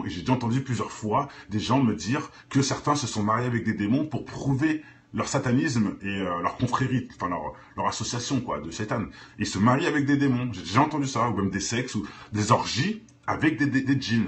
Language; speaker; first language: French; native; French